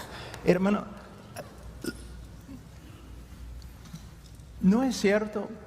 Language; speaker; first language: Spanish; non-native, fluent; English